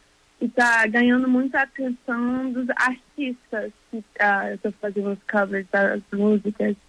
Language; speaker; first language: Portuguese; early bilingual, heritage; Portuguese